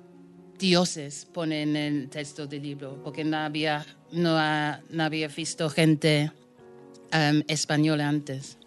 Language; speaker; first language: Spanish; non-native, fluent; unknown